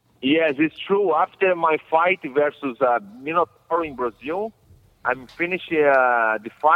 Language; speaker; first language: English; non-native, learner; Portuguese